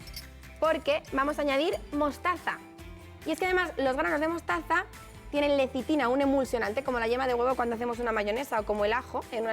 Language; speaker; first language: Spanish; native; Spanish